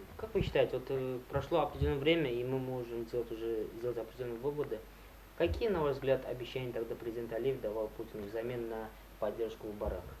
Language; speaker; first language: Russian; non-native, local second language; Azerbaijani